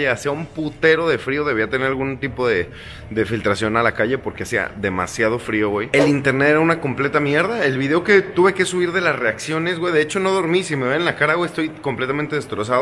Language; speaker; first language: Spanish; native; Spanish